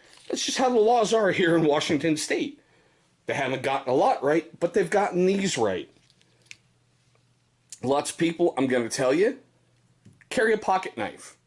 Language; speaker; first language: English; native; English